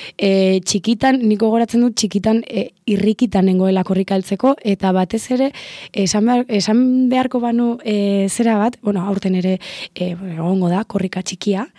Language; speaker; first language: Basque; non-native, local second language; Spanish